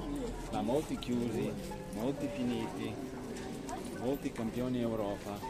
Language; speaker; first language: Italian; non-native, learner; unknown